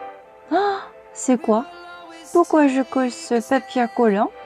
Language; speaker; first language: French; non-native, learner; Korean